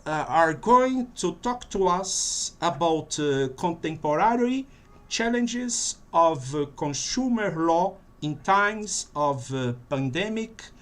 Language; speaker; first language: English; non-native, fluent; Portuguese